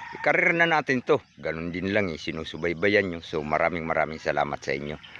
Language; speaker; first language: Filipino; non-native, local second language; Cebuano